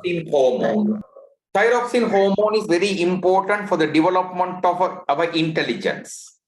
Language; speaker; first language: English; non-native, local second language; Tamil